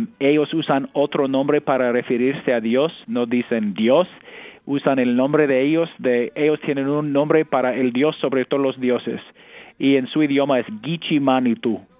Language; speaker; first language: Spanish; early bilingual, heritage; Spanish